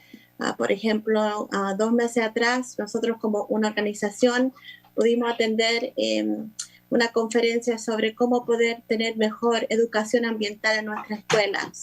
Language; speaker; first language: Spanish; early bilingual, other home language; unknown